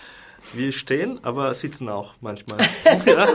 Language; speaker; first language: German; non-native, fluent; Turkish